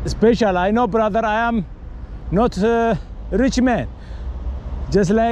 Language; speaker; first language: English; non-native, learner; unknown